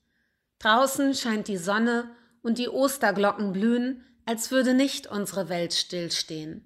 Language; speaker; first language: German; native; German